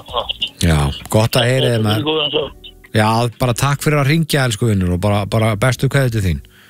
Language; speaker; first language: Icelandic; native; Icelandic